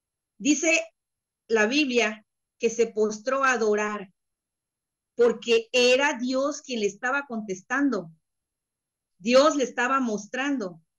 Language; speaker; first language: Spanish; native; Spanish